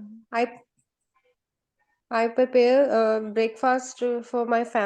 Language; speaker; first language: English; non-native, learner; Hindi